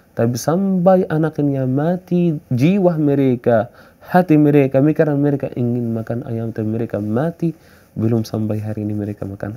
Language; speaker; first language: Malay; non-native, fluent; Arabic